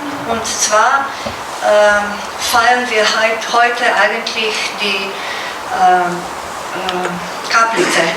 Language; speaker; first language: German; non-native, fluent; Slovenian